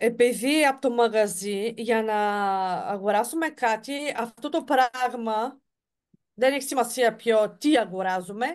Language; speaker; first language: Greek; non-native, fluent; Bulgarian